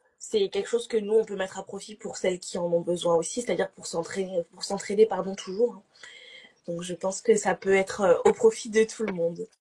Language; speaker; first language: French; native; French